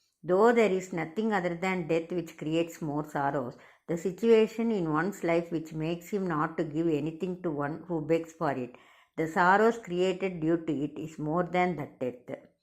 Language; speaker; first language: English; non-native, local second language; Tamil